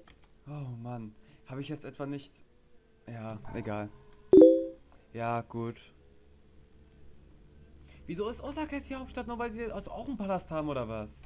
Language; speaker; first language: German; native; German